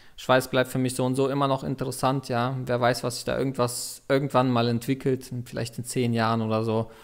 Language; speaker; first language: German; non-native, fluent; Russian